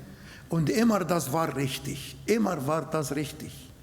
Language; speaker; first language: German; non-native, learner; Arabic